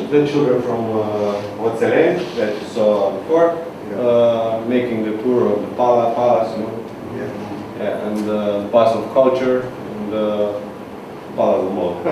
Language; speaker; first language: English; non-native, learner; Romanian